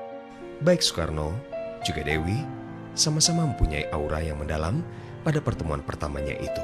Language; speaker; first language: Indonesian; native; Indonesian